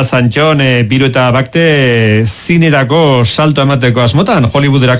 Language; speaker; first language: Basque; native; Basque